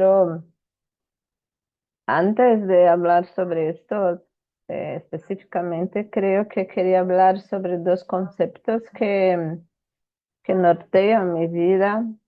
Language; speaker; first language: Spanish; non-native, fluent; Portuguese